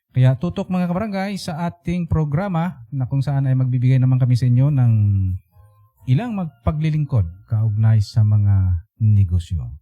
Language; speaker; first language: Filipino; non-native, local second language; Aklanon